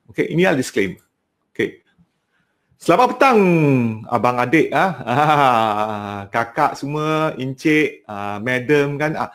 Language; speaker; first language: Malay; non-native, local second language; Cantonese